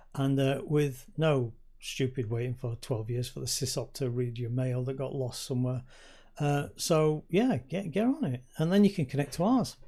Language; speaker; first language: English; native; English